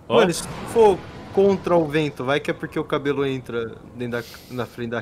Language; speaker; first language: Portuguese; native; Portuguese